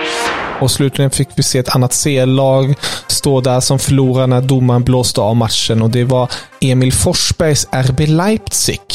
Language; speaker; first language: Swedish; native; Swedish